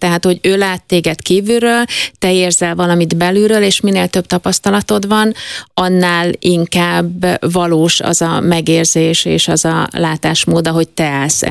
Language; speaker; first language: Hungarian; native; Hungarian